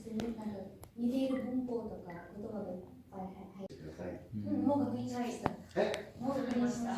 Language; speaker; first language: Japanese; non-native, learner; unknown